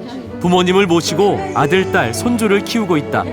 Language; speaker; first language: Korean; native; Korean